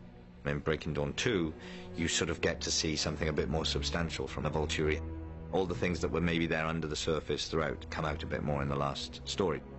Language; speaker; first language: English; native; English